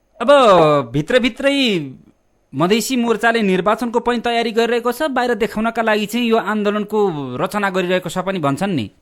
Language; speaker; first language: Nepali; native; Nepali